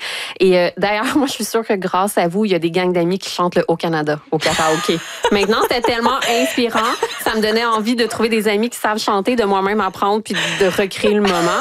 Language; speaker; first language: French; native; French